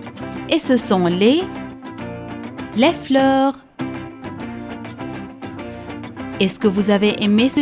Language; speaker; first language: French; non-native, fluent; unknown